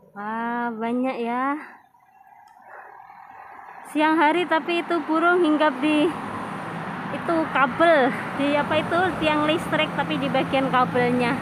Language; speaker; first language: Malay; non-native, local second language; Javanese